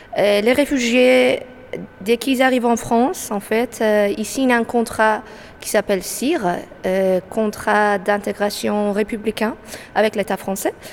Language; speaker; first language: French; non-native, fluent; Persian